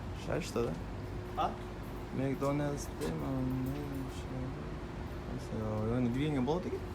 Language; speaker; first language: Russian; non-native, local second language; Kyrgyz